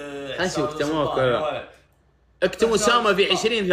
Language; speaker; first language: Arabic; native; Arabic